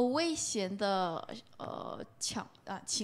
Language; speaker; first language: Chinese; non-native, learner; Korean